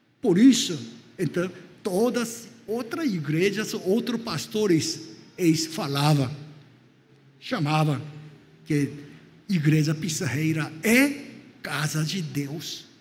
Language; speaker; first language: Portuguese; non-native, fluent; Korean